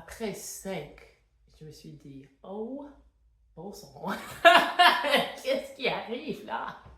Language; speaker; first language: French; non-native, fluent; English